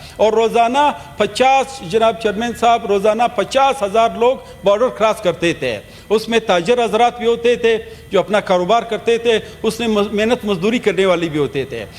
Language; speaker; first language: Urdu; non-native, local second language; Pashto